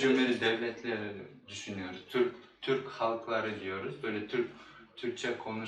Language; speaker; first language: Turkish; non-native, learner; Kyrgyz